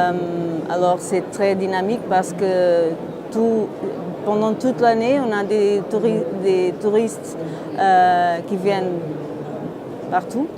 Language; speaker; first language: French; non-native, fluent; Portuguese